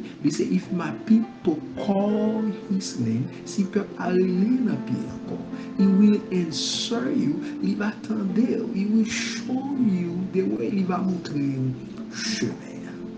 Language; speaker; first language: English; non-native, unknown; Haitian Creole